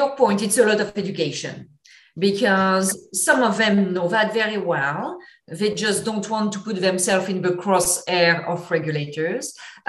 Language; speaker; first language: English; non-native, fluent; French